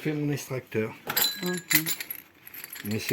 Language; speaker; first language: French; native; French